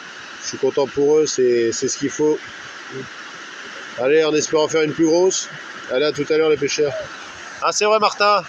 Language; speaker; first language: French; native; French